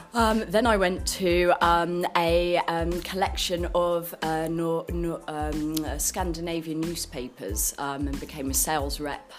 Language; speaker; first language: English; native; English